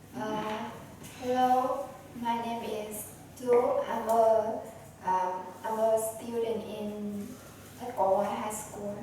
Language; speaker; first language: English; non-native, learner; Vietnamese